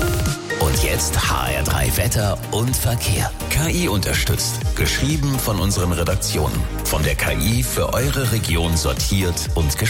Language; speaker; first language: German; native; German